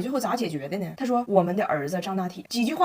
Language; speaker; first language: Chinese; native; Chinese